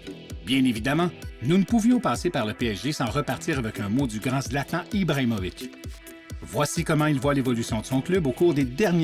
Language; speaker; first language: French; native; French